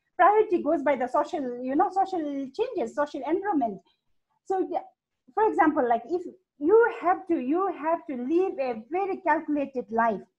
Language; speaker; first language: English; non-native, fluent; Hindi